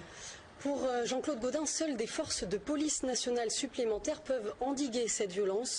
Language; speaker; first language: French; native; French